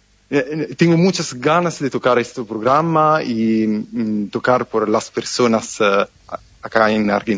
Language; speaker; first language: Spanish; non-native, fluent; Italian